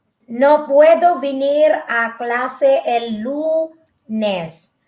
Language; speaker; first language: Spanish; non-native, learner; Filipino